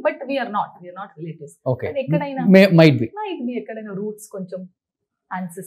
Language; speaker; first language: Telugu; non-native, learner; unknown